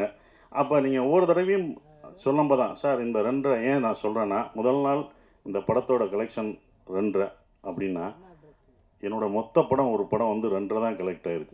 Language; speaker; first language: Tamil; native; Tamil